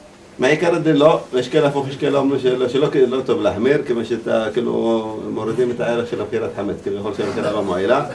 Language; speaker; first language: Hebrew; native; Hebrew